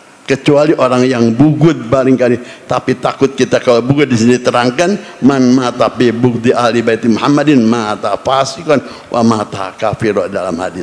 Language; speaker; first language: Indonesian; native; Indonesian